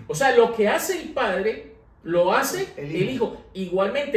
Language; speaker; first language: Spanish; native; Spanish